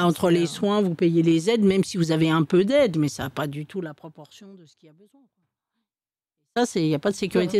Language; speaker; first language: French; native; French